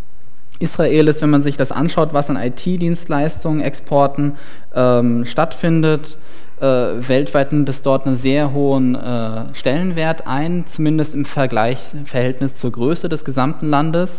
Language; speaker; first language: German; native; German